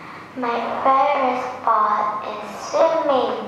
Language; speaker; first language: English; non-native, learner; Vietnamese